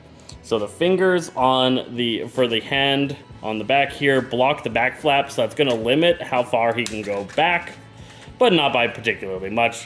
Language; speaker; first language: English; native; English